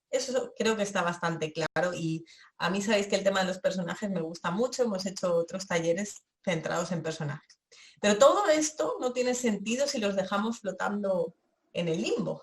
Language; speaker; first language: Spanish; native; Spanish